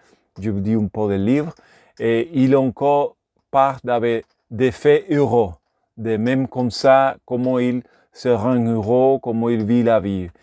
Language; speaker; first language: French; non-native, learner; Spanish